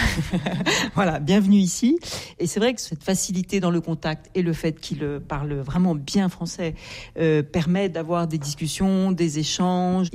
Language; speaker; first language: French; native; French